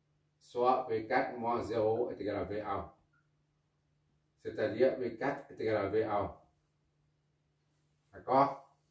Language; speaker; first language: French; non-native, local second language; Arabic